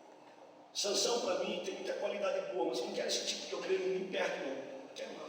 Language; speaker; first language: Portuguese; native; Portuguese